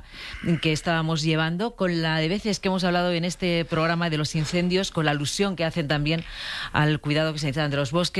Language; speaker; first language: Spanish; native; Spanish